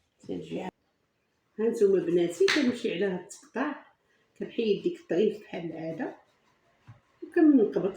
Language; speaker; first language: Arabic; native; Arabic